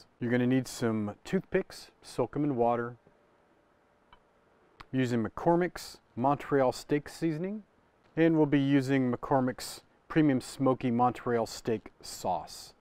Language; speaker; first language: English; native; English